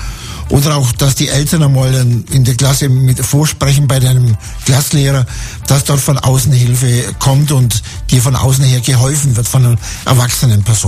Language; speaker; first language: German; native; German